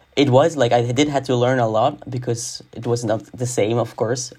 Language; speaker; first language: English; non-native, fluent; Dutch